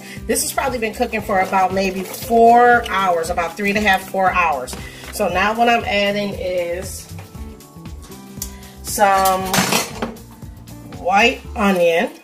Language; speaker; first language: English; native; English